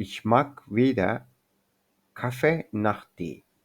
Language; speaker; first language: German; non-native, learner; Turkish